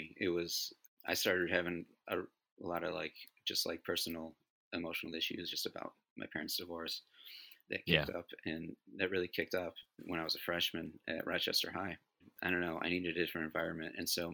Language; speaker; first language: English; native; English